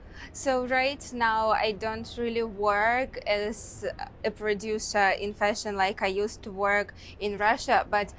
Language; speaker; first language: English; non-native, fluent; Russian